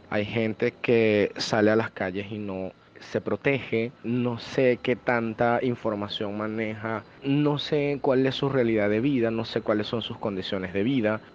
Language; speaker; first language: Spanish; native; Spanish